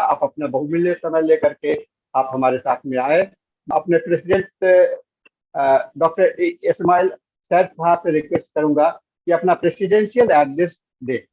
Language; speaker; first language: Hindi; native; Hindi